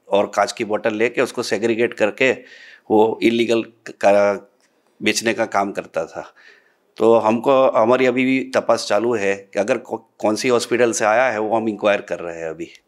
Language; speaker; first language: Hindi; non-native, local second language; Gujarati